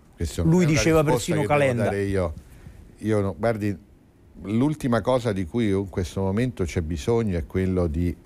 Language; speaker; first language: Italian; native; Italian